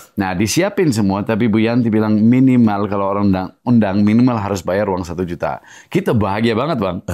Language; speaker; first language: Indonesian; non-native, fluent; English